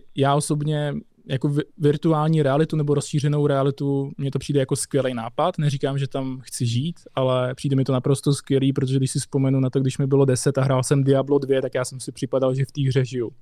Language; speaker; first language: Czech; native; Czech